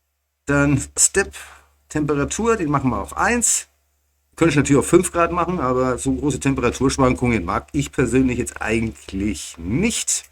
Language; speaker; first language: German; native; German